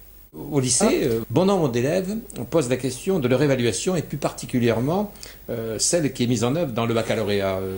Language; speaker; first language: French; native; French